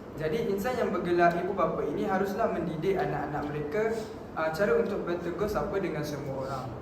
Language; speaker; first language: Malay; native; Malay